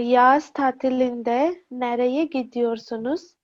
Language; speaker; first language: Turkish; non-native, learner; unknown